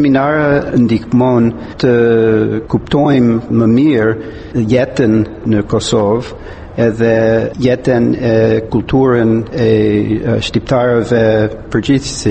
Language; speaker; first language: Albanian; non-native, fluent; English